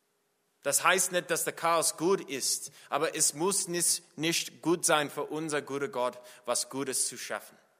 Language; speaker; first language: German; non-native, fluent; English